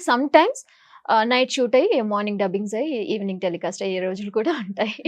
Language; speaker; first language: Telugu; native; Telugu